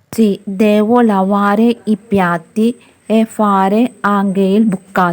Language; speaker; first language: Italian; non-native, learner; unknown